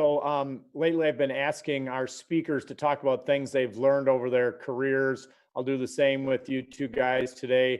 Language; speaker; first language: English; native; English